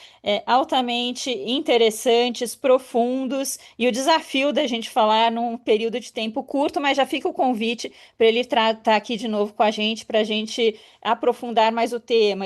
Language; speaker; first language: Portuguese; native; Portuguese